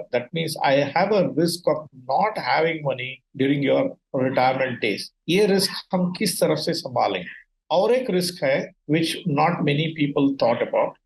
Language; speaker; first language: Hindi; non-native, local second language; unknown